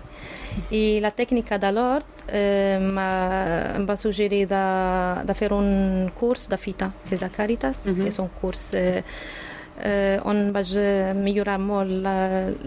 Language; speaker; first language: Catalan; non-native, learner; Arabic